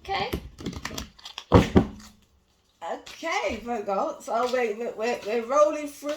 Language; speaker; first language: English; native; English